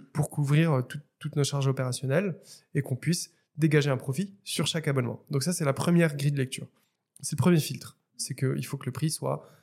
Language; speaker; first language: French; non-native, local second language; Arabic